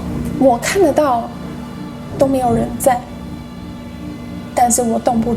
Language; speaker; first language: Chinese; non-native, fluent; English